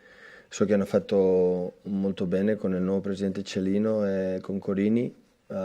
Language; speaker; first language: Italian; non-native, fluent; Catalan